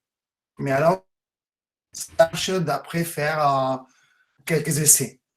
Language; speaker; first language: French; non-native, fluent; Catalan